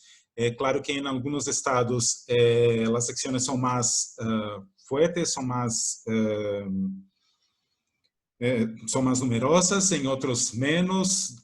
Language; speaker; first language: Spanish; non-native, fluent; Portuguese